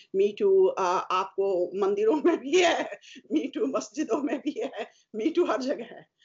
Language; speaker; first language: Hindi; native; Hindi